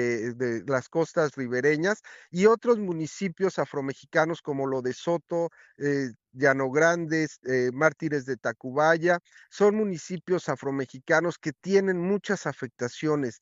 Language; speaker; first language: Spanish; native; Spanish